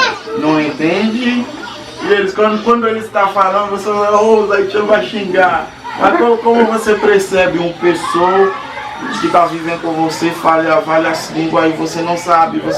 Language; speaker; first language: Portuguese; non-native, learner; Haitian Creole